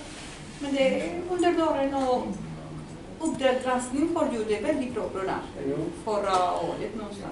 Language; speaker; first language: Swedish; non-native, learner; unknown